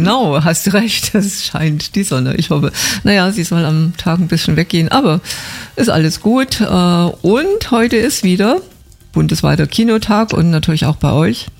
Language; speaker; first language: German; native; German